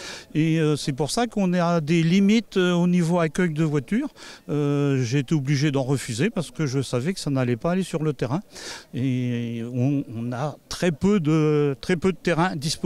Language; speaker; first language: French; native; French